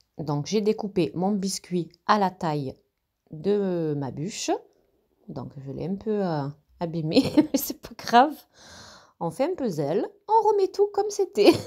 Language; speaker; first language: French; native; French